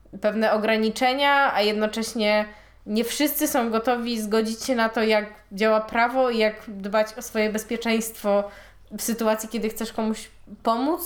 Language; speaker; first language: Polish; native; Polish